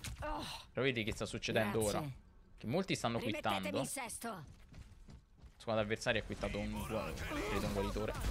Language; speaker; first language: Italian; native; Italian